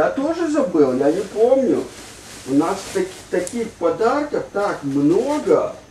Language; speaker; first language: Russian; native; Russian